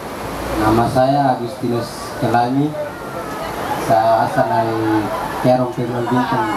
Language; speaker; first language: Indonesian; non-native, local second language; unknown